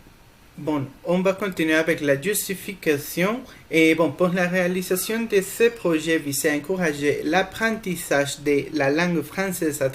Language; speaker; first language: French; non-native, fluent; Spanish